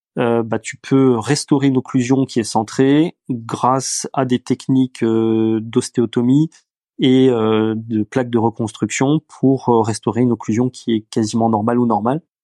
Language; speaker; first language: French; early bilingual, other home language; Romanian